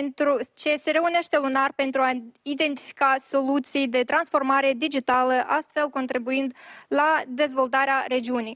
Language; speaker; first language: Romanian; native; Romanian